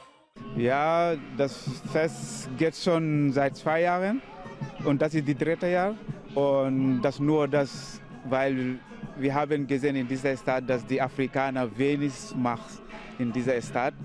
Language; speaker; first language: German; non-native, learner; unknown